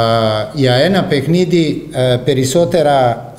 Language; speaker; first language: Greek; non-native, fluent; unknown